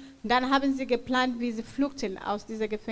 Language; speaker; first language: German; non-native, fluent; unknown